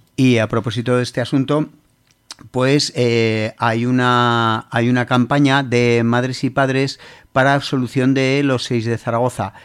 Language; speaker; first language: Spanish; native; Spanish